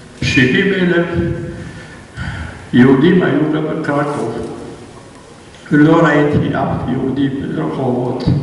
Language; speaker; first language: Hebrew; non-native, fluent; Polish